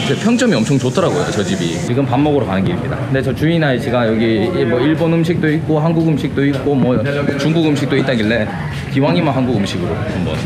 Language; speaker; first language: Korean; native; Korean